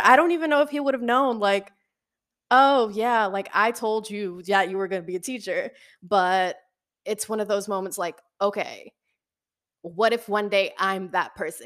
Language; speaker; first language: English; early bilingual, other home language; Spanish